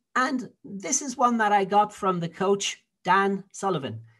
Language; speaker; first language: English; native; English